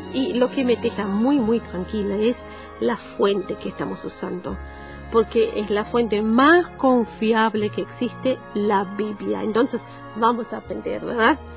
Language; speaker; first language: Spanish; non-native, fluent; German